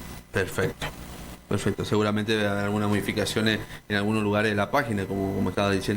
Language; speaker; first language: Spanish; native; Spanish